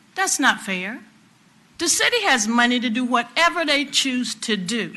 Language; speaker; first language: English; native; English